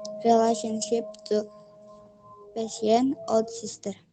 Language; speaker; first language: English; non-native, learner; Indonesian